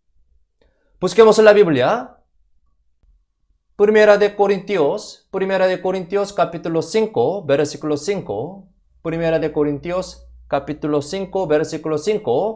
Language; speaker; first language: Spanish; non-native, fluent; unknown